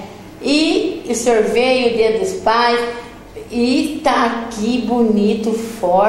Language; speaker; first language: Portuguese; native; Portuguese